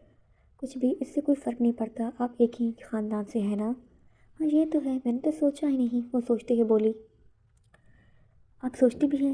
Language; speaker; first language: Urdu; native; Urdu